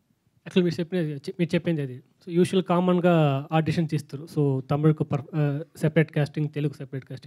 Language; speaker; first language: Telugu; non-native, fluent; Tamil